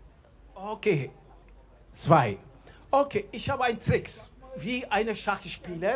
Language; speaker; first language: German; non-native, fluent; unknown